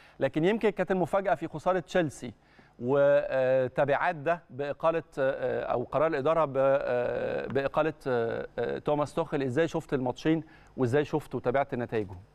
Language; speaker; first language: Arabic; native; Arabic